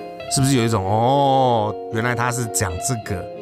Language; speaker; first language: Chinese; native; Chinese